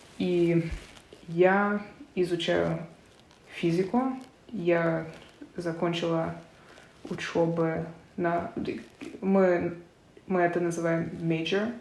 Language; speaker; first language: Russian; non-native, learner; English